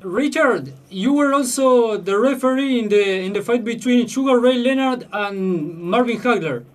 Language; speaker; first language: English; non-native, fluent; Spanish